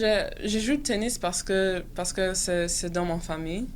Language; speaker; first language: French; non-native, local second language; English